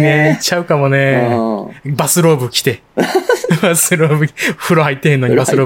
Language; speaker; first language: Japanese; native; Japanese